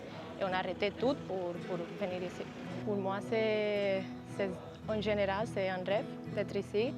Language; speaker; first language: French; non-native, learner; Spanish